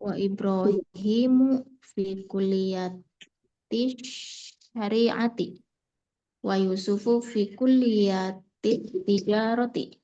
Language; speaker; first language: Arabic; non-native, learner; Indonesian